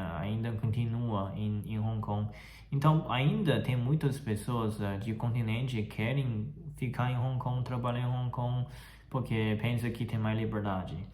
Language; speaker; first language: Portuguese; non-native, fluent; Chinese